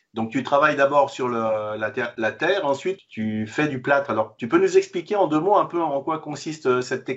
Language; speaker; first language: French; native; French